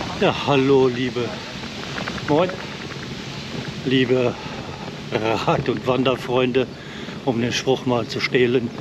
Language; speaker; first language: German; native; German